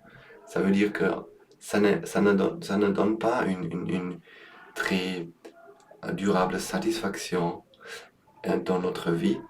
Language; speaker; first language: French; non-native, learner; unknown